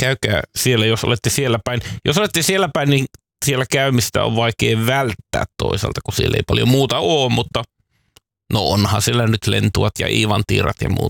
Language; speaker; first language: Finnish; native; Finnish